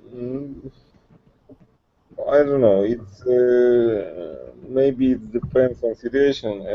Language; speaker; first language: English; non-native, learner; Russian